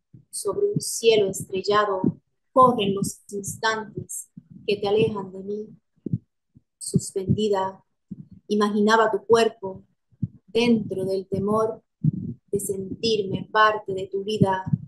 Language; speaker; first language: Spanish; native; Spanish